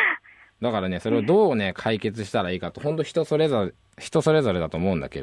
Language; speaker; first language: Japanese; native; Japanese